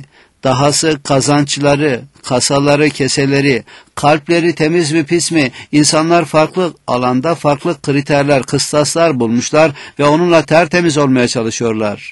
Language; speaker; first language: Turkish; native; Turkish